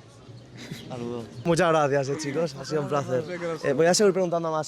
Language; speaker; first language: Spanish; native; Spanish